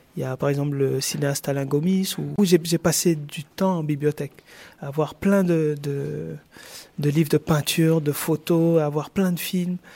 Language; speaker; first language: French; non-native, local second language; Wolof